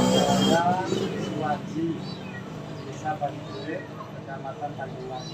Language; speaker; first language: Indonesian; non-native, local second language; Javanese